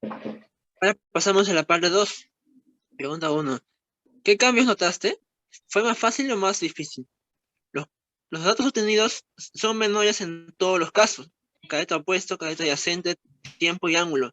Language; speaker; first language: Spanish; native; Spanish